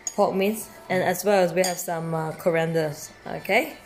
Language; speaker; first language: English; non-native, local second language; Chinese